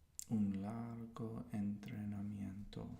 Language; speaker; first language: Spanish; non-native, learner; English